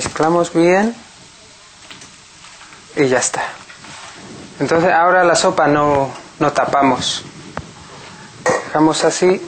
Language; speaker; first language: Spanish; non-native, learner; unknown